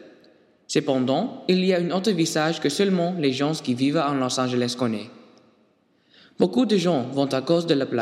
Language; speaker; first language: French; non-native, learner; English